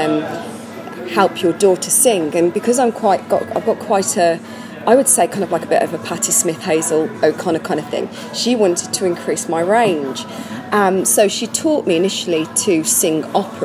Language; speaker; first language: English; native; English